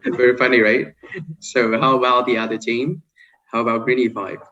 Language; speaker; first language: English; non-native, fluent; Vietnamese